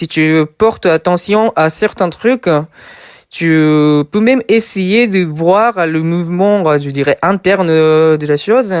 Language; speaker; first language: French; non-native, fluent; Japanese